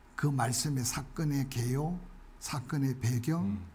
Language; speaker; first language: Korean; native; Korean